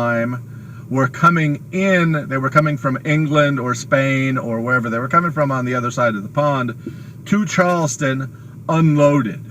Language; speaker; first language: English; native; English